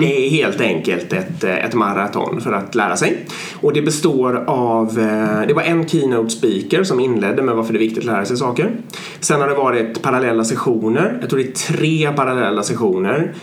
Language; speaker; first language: Swedish; native; Swedish